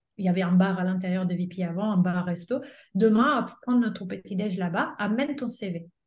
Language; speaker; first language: French; non-native, fluent; Italian